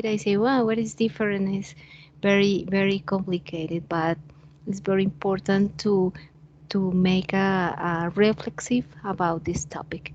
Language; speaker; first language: English; non-native, fluent; Spanish